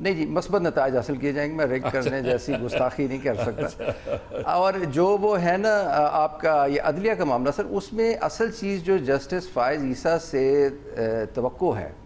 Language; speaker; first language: Urdu; native; Urdu